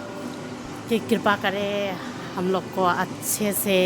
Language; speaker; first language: Hindi; non-native, local second language; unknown